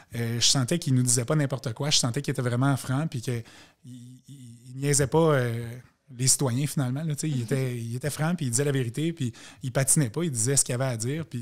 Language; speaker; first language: French; native; French